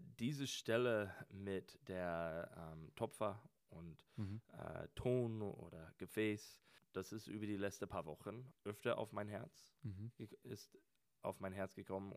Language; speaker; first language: German; non-native, learner; English